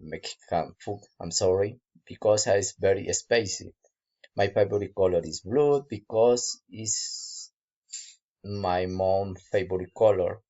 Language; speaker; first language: English; non-native, learner; Spanish